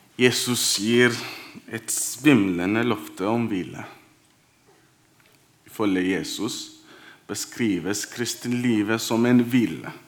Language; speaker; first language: Norwegian; non-native, fluent; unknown